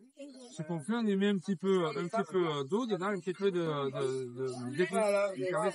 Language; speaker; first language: French; native; French